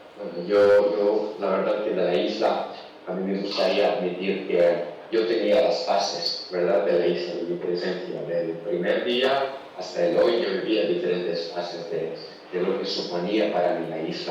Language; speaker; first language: Spanish; non-native, learner; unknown